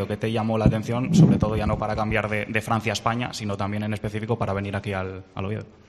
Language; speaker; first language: Spanish; native; Spanish